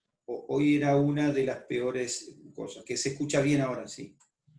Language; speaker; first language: Spanish; native; Spanish